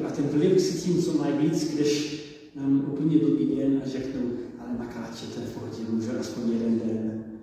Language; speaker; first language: Czech; non-native, learner; English